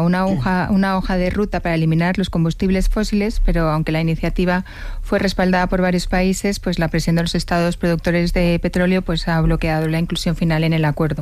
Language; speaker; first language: Spanish; native; Spanish